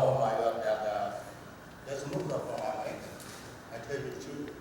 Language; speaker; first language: English; non-native, learner; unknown